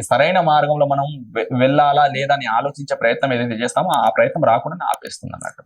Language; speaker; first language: Telugu; non-native, local second language; Urdu